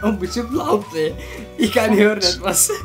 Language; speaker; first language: German; non-native, learner; Turkish